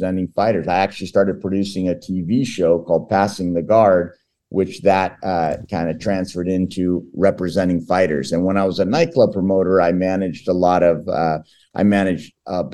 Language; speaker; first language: English; early bilingual, other home language; Portuguese